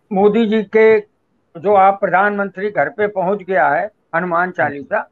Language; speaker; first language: Hindi; native; Hindi